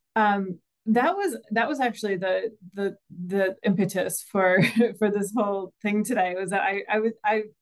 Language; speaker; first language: English; native; English